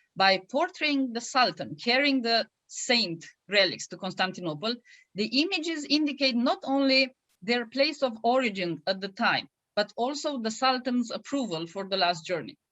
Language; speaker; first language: English; non-native, fluent; Romanian